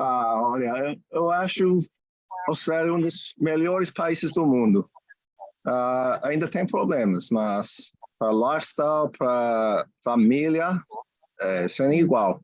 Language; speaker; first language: Portuguese; non-native, learner; English